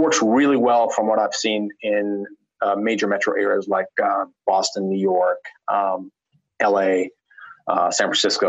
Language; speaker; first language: English; non-native, fluent; Arabic